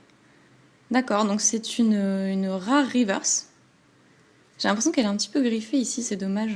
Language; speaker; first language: French; native; French